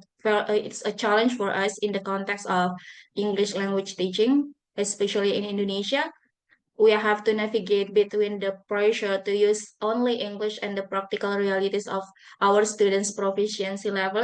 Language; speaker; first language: English; non-native, fluent; Buginese